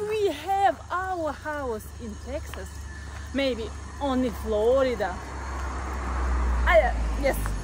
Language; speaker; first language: English; non-native, learner; Russian